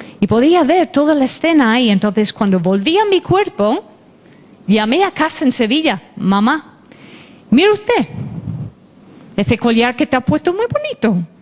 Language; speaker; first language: Spanish; non-native, fluent; English